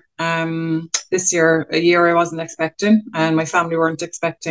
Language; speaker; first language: English; native; English